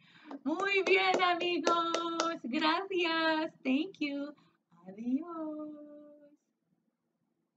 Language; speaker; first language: Spanish; non-native, fluent; English